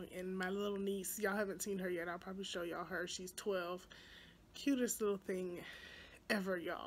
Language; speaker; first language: English; native; English